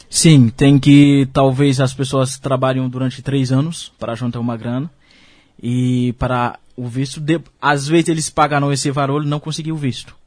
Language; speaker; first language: Portuguese; non-native, fluent; Haitian Creole